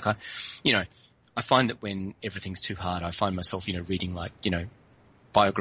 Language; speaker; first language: English; native; English